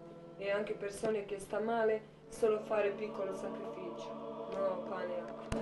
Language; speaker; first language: Italian; non-native, learner; Croatian